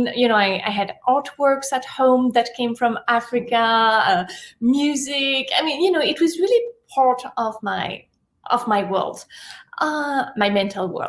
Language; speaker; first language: English; non-native, fluent; French